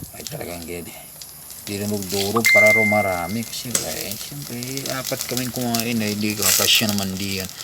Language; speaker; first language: Filipino; native; Filipino